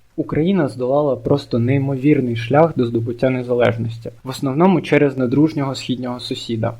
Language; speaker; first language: Ukrainian; non-native, local second language; Russian